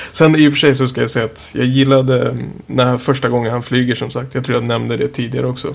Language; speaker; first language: Swedish; native; Swedish